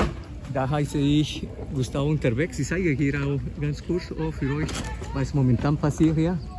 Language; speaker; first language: German; non-native, fluent; Spanish